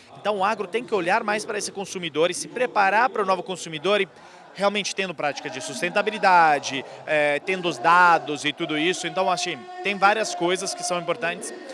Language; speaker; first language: Portuguese; non-native, fluent; Italian